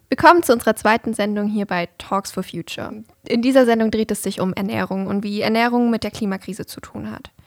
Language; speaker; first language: German; native; German